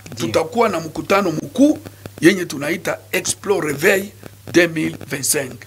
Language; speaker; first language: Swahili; non-native, local second language; Nande